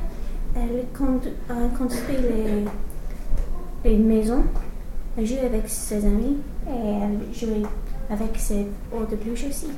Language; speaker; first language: French; non-native, learner; English